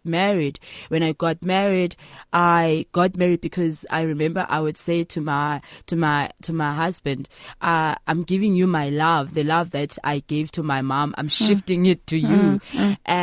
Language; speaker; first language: English; non-native, local second language; Xhosa